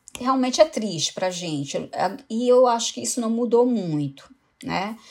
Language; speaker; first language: Portuguese; native; Portuguese